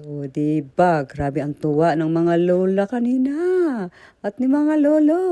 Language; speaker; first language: Filipino; native; Filipino